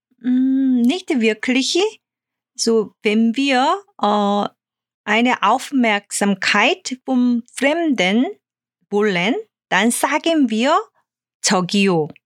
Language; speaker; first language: German; non-native, fluent; Korean